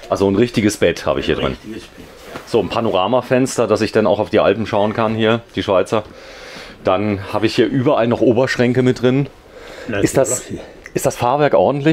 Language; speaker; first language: German; native; German